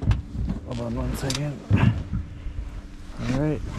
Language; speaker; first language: English; native; English